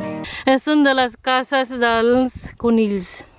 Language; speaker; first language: Catalan; non-native, learner; Filipino